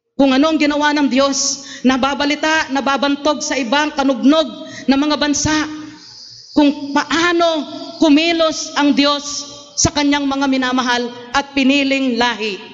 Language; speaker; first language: Filipino; non-native, local second language; Pampanga